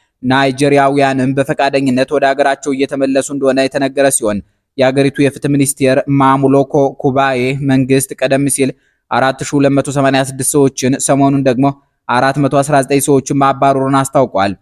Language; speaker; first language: Amharic; native; Amharic